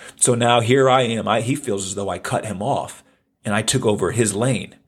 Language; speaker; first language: English; native; English